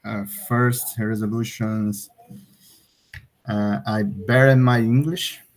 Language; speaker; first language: English; non-native, learner; Portuguese